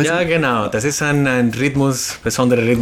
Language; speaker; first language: German; non-native, fluent; Spanish